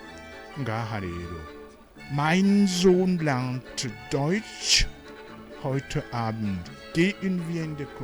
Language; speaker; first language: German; non-native, fluent; Rundi